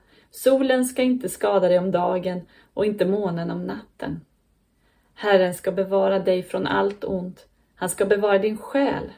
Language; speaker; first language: Swedish; native; Swedish